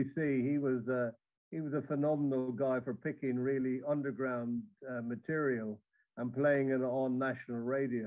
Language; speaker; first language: English; native; English